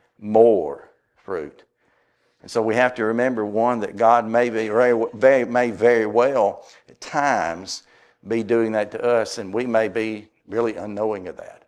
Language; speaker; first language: English; native; English